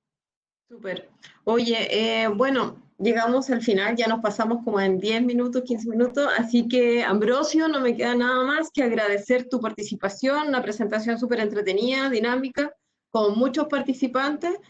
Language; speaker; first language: Spanish; native; Spanish